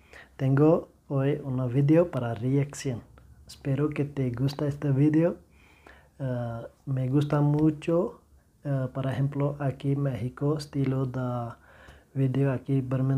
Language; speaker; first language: Spanish; non-native, learner; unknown